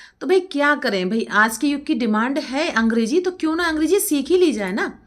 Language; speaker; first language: Hindi; native; Hindi